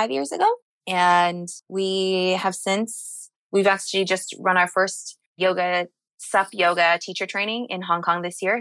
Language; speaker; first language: English; native; English